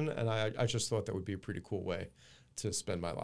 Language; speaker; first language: English; native; English